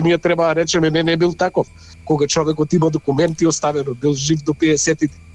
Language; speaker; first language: Macedonian; native; Macedonian